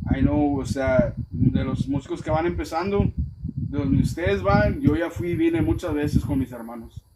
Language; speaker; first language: Spanish; early bilingual, other home language; English